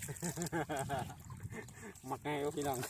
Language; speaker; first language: Thai; non-native, local second language; Lao